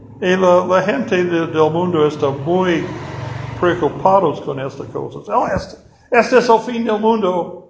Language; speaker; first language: Spanish; non-native, fluent; English